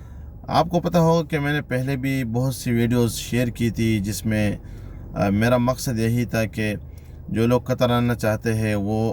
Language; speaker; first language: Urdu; non-native, local second language; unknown